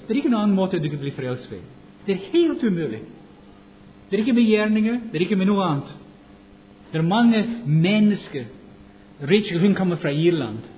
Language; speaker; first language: Swedish; non-native, fluent; English